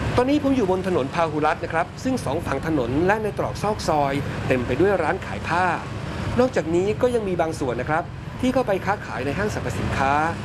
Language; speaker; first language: Thai; native; Thai